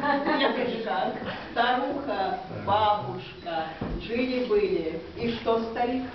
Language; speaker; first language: Russian; non-native, learner; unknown